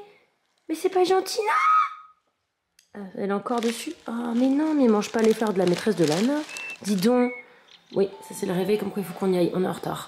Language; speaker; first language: French; native; French